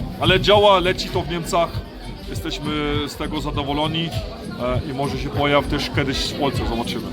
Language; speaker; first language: Polish; early bilingual, heritage; Polish